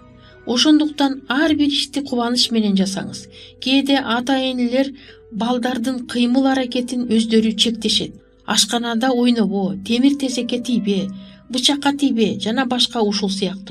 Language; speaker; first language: Kyrgyz; native; Kyrgyz